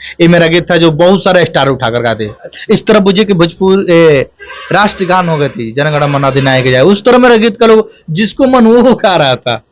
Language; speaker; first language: Hindi; non-native, local second language; Bhojpuri